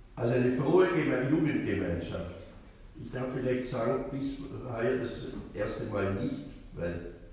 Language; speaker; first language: German; native; German